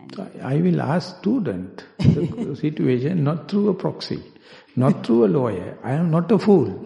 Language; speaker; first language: English; non-native, local second language; Sinhala